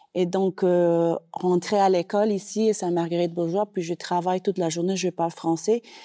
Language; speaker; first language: French; non-native, fluent; Spanish